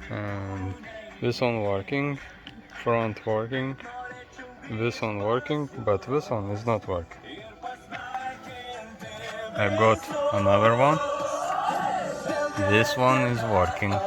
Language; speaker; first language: English; non-native, learner; Lithuanian